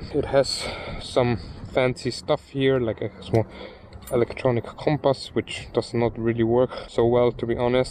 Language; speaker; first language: English; non-native, fluent; German